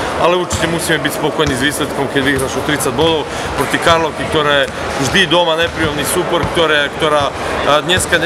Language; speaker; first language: Slovak; non-native, fluent; Serbian